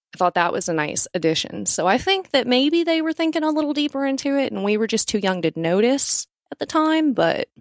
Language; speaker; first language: English; native; English